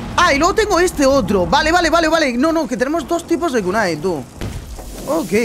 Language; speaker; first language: Spanish; native; Spanish